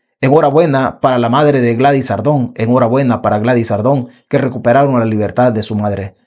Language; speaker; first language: Spanish; native; Spanish